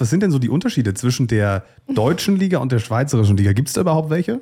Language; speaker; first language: German; native; German